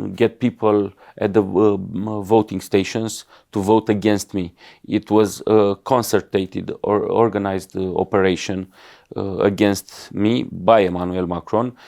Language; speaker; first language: English; non-native, fluent; Romanian